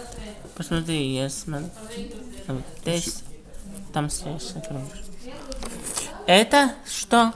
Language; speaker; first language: Russian; non-native, learner; Italian